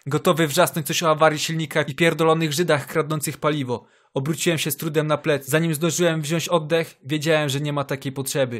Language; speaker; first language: Polish; native; Polish